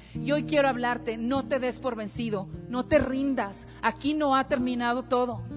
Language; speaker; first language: Spanish; native; Spanish